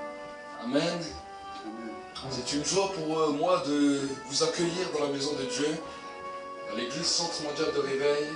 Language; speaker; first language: French; native; French